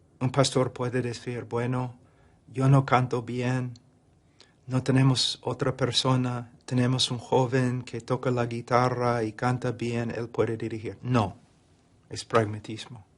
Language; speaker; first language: Spanish; non-native, fluent; English